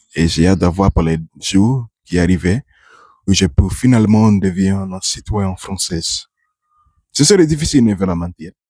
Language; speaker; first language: French; non-native, learner; English